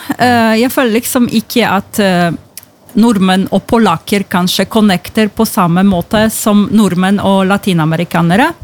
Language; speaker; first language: Norwegian; non-native, fluent; Polish